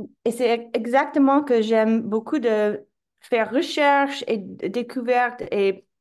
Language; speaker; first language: French; non-native, fluent; English